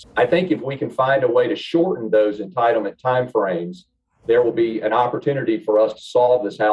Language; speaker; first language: English; native; English